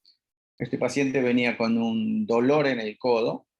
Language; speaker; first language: Spanish; native; Spanish